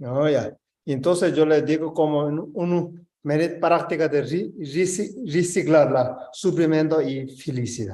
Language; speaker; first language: Spanish; non-native, learner; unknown